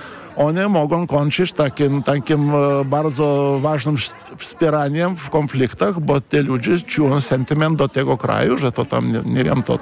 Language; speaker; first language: Polish; non-native, fluent; Lithuanian